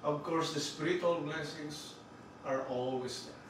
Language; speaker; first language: English; non-native, local second language; Filipino